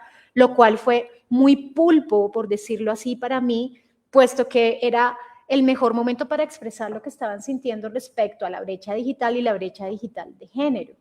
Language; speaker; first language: Spanish; native; Spanish